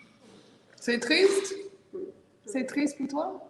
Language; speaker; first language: French; non-native, learner; English